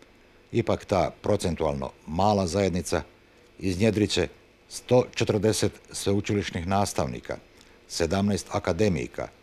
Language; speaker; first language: Bosnian; native; Bosnian